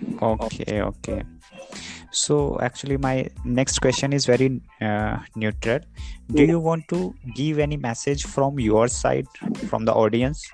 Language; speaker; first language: English; non-native, learner; Hindi